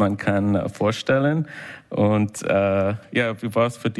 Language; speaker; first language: German; non-native, learner; English